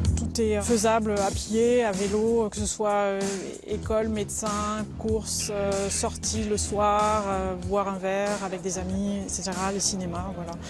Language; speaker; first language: French; native; French